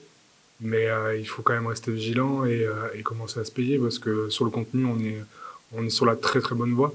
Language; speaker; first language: French; native; French